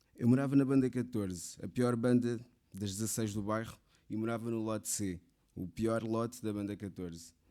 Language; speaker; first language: Portuguese; early bilingual, other home language; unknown